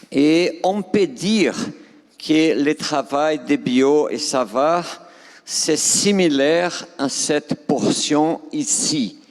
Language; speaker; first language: French; non-native, fluent; Portuguese